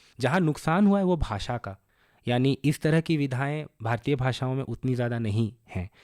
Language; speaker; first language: Hindi; non-native, local second language; Bangla